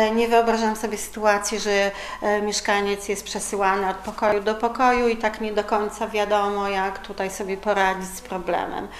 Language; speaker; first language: Polish; native; Polish